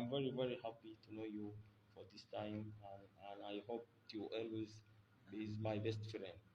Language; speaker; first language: English; non-native, learner; Arabic